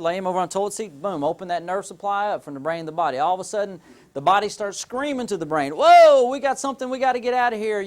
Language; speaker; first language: English; native; English